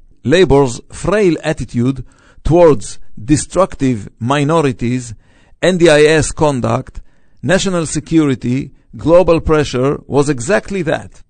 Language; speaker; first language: English; non-native, fluent; Hebrew